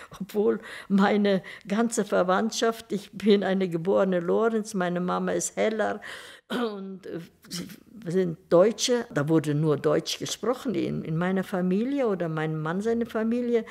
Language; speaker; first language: German; early bilingual, heritage; German